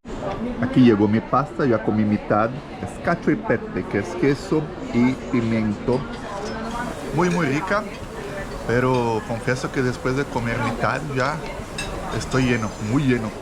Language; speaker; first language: Spanish; non-native, fluent; Portuguese